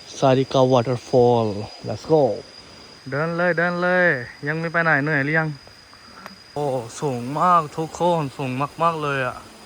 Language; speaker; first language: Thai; non-native, fluent; Punjabi